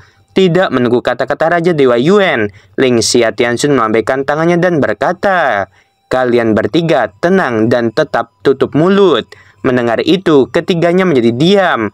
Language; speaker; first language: Indonesian; native; Indonesian